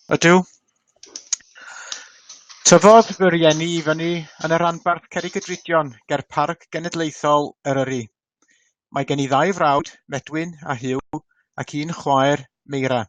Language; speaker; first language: Welsh; non-native, learner; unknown